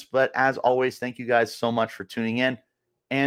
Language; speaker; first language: English; native; English